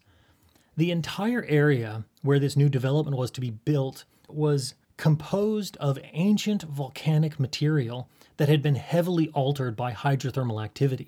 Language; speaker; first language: English; native; English